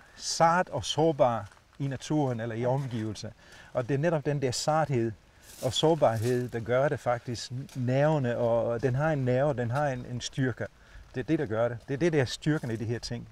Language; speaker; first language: Danish; non-native, fluent; Italian